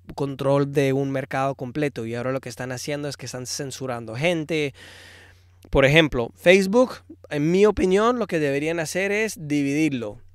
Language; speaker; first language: Spanish; early bilingual, heritage; Spanish